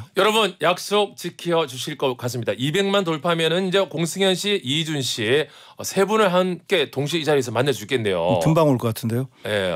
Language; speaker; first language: Korean; native; Korean